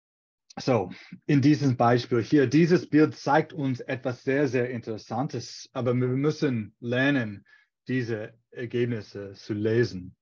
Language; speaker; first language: German; non-native, fluent; English